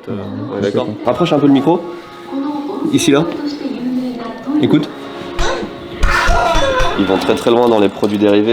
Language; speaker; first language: French; native; French